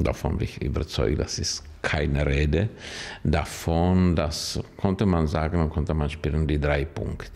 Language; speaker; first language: German; non-native, learner; Czech